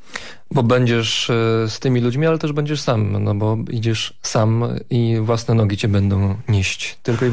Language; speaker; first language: Polish; native; Polish